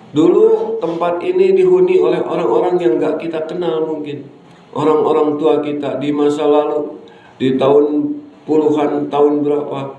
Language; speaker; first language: Indonesian; non-native, local second language; Sundanese